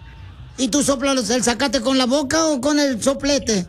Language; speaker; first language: Spanish; native; Spanish